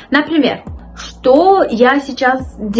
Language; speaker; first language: Russian; non-native, local second language; Uzbek